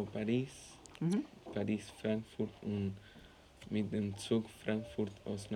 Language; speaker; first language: German; non-native, learner; Spanish